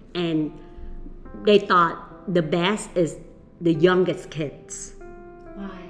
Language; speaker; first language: English; early bilingual, other home language; Vietnamese